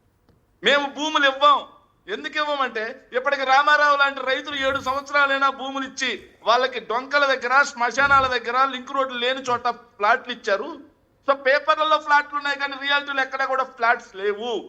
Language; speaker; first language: Telugu; native; Telugu